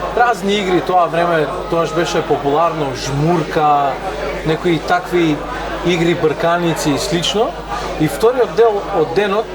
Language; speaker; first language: Macedonian; non-native, local second language; Romany